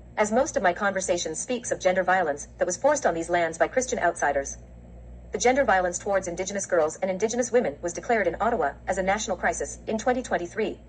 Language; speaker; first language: English; native; English